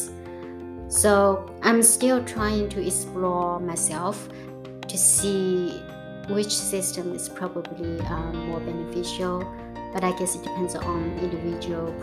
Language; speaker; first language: English; non-native, fluent; Chinese